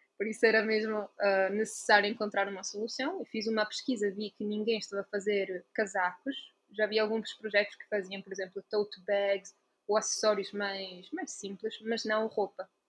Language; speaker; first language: Portuguese; non-native, fluent; Italian